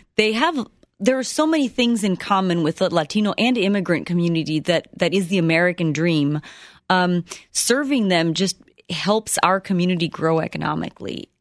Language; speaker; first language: English; early bilingual, other home language; Spanish